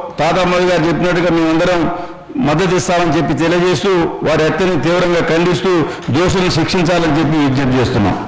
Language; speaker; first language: Telugu; native; Telugu